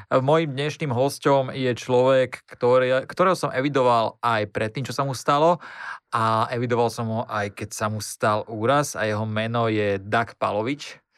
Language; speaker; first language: Slovak; native; Slovak